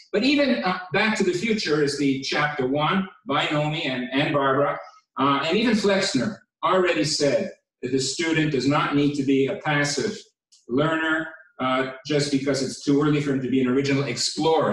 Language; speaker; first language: English; native; English